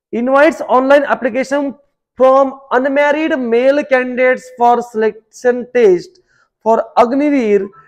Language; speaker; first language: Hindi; non-native, local second language; Marathi